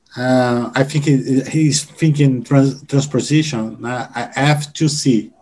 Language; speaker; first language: English; non-native, learner; Portuguese